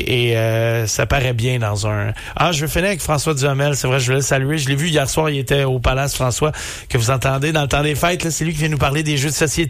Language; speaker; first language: French; native; French